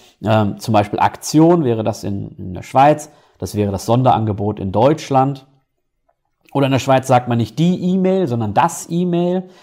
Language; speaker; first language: German; native; German